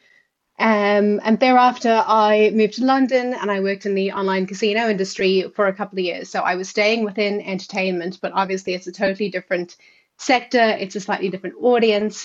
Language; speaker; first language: English; native; English